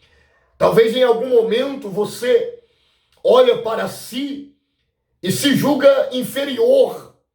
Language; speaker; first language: Portuguese; native; Portuguese